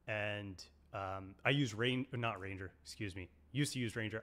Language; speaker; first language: English; native; English